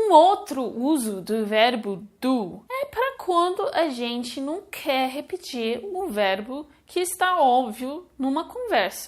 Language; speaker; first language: Portuguese; non-native, fluent; English